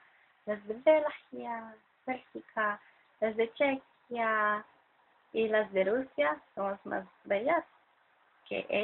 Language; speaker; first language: Spanish; non-native, fluent; Polish